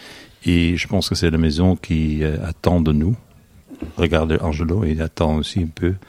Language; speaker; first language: French; non-native, learner; Dutch